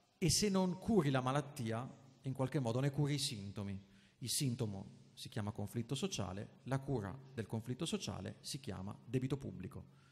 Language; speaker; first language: Italian; native; Italian